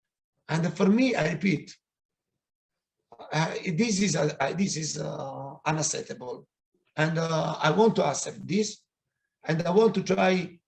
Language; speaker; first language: English; non-native, fluent; Italian